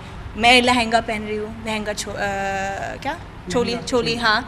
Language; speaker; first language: Hindi; non-native, fluent; English